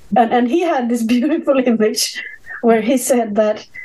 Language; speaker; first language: English; non-native, fluent; Swedish